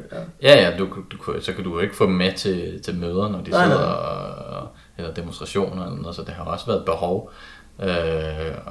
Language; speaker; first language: Danish; native; Danish